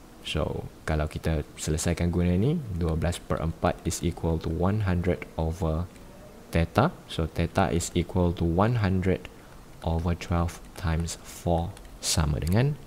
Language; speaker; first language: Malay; native; Malay